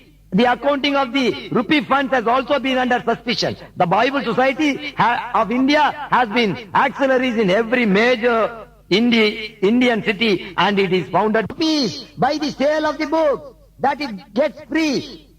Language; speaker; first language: English; non-native, local second language; Tamil